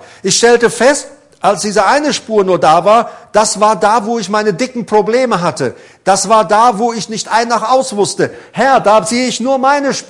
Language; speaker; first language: German; native; German